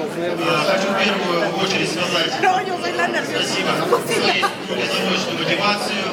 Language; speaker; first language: Russian; native; Russian